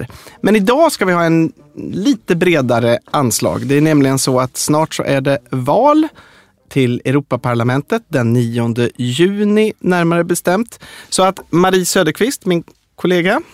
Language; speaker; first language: Swedish; native; Swedish